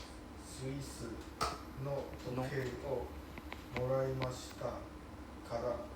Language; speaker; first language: Japanese; non-native, learner; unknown